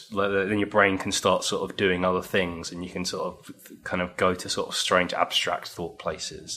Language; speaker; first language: English; native; English